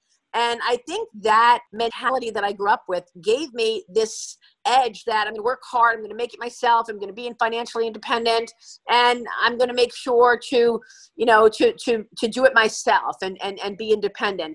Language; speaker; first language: English; native; English